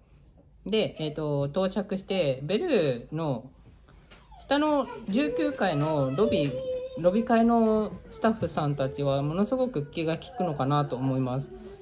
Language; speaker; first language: Japanese; native; Japanese